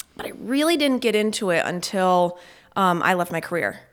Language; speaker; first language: English; native; English